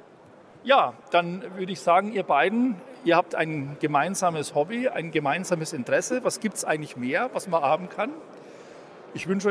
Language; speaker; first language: German; native; German